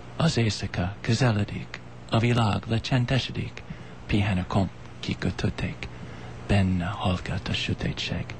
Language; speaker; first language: Hungarian; non-native, learner; English